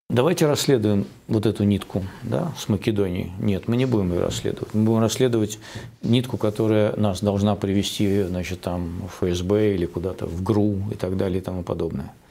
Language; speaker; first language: Russian; native; Russian